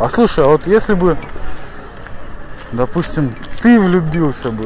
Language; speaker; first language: Russian; native; Russian